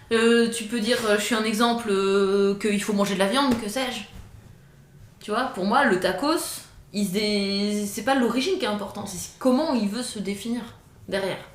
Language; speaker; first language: French; native; French